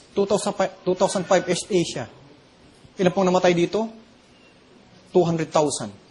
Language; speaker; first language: Filipino; non-native, local second language; Bikol